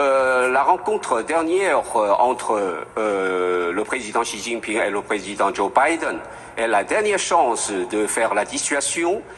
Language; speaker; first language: French; non-native, fluent; Chinese